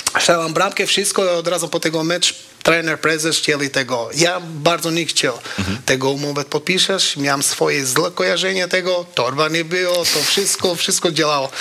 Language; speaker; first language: Polish; non-native, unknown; Albanian